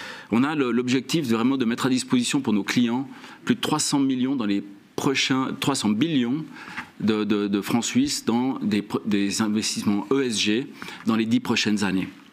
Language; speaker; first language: French; native; French